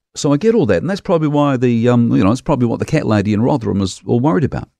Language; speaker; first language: English; native; English